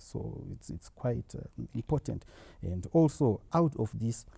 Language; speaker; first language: English; non-native, local second language; Shona